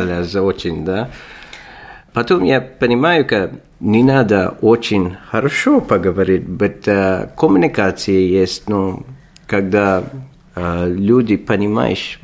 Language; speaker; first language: Russian; non-native, learner; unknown